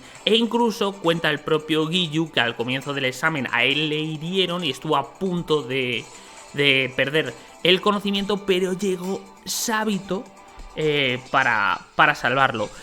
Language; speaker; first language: Spanish; native; Spanish